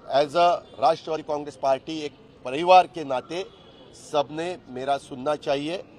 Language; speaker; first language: Hindi; non-native, local second language; Marathi